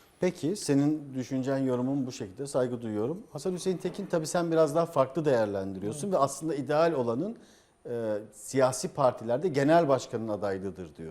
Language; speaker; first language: Turkish; native; Turkish